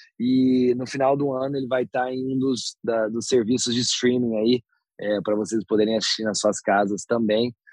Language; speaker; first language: Portuguese; native; Portuguese